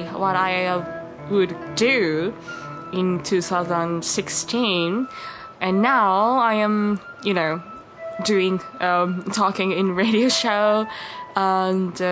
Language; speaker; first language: English; non-native, fluent; Japanese